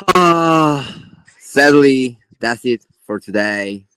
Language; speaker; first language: English; non-native, learner; Korean